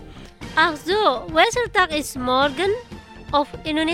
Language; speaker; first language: German; non-native, learner; Indonesian